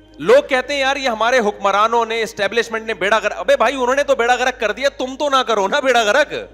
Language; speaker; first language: Urdu; native; Urdu